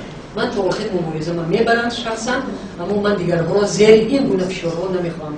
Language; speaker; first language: Persian; native; Persian